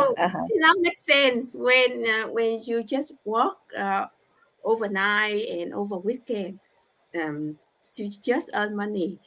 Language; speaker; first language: English; non-native, learner; Vietnamese